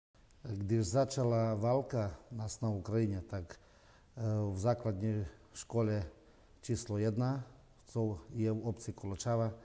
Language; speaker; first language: Czech; non-native, fluent; Ukrainian